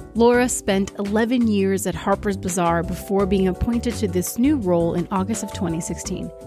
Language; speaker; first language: English; early bilingual, other home language; Portuguese